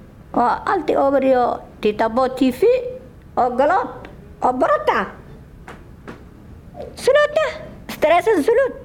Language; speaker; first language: Swedish; non-native, learner; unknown